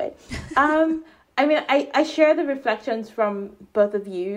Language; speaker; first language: English; non-native, local second language; Yoruba